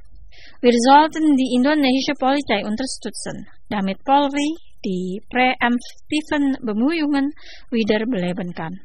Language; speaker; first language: German; non-native, fluent; Indonesian